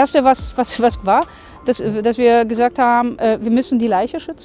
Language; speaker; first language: German; native; German